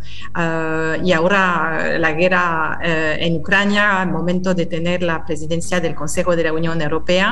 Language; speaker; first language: Spanish; non-native, fluent; French